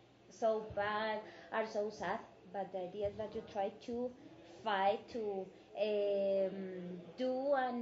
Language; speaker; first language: English; non-native, fluent; Spanish